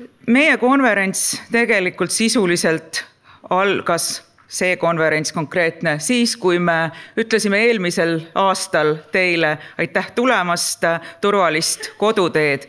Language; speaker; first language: Estonian; native; Estonian